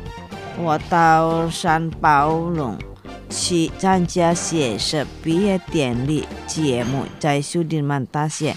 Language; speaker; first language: Chinese; non-native, fluent; Indonesian